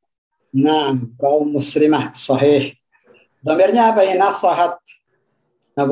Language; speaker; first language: Indonesian; native; Indonesian